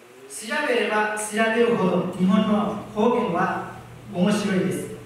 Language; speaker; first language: Japanese; non-native, learner; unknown